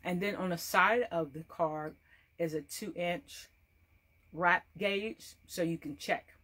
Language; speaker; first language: English; native; English